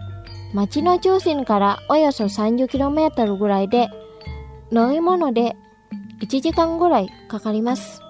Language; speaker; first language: Japanese; non-native, fluent; Indonesian